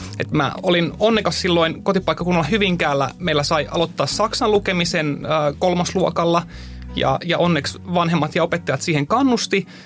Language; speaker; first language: Finnish; native; Finnish